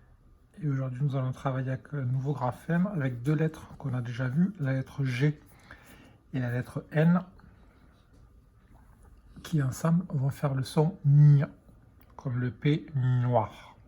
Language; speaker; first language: French; native; French